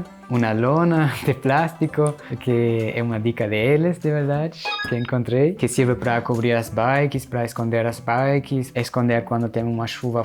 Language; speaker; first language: Portuguese; non-native, fluent; German